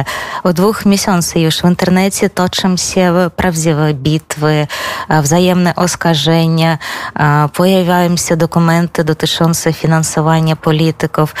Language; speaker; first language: Polish; non-native, fluent; Belarusian